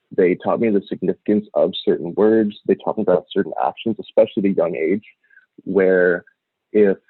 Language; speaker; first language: English; native; English